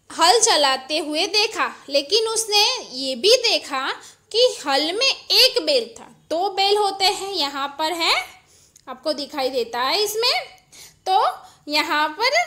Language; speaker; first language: Hindi; non-native, local second language; Gujarati